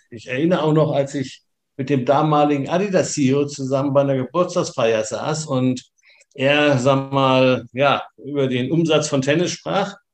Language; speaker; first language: German; native; German